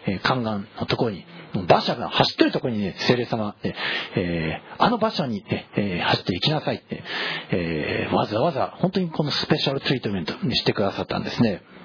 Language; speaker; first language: Japanese; native; Japanese